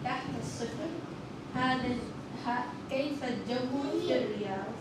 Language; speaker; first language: Arabic; non-native, learner; Urdu